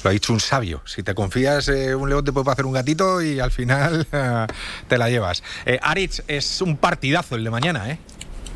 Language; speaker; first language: Spanish; native; Spanish